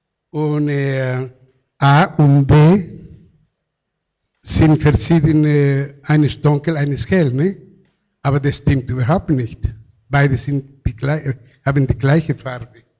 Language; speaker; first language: German; non-native, fluent; Spanish